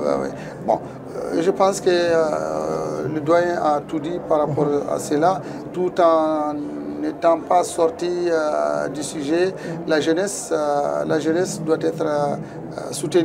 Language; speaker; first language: French; non-native, local second language; Tamasheq